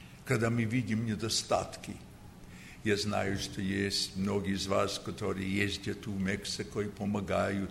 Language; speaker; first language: Russian; early bilingual, heritage; Russian